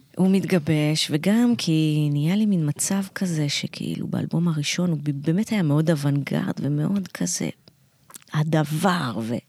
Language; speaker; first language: Hebrew; early bilingual, other home language; Russian